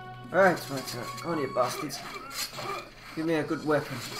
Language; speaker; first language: English; native; English